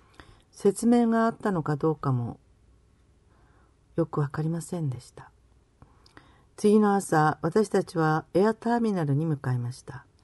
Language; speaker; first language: Japanese; native; Japanese